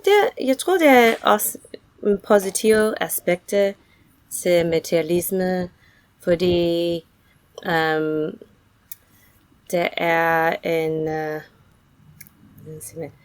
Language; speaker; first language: Danish; non-native, learner; English